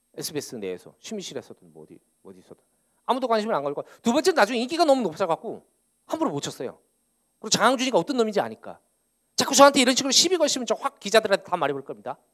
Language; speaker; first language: Korean; native; Korean